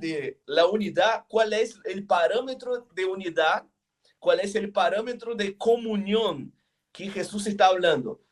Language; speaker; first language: Spanish; non-native, fluent; Portuguese